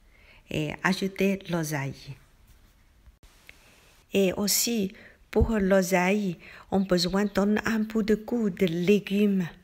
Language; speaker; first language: French; non-native, learner; Chinese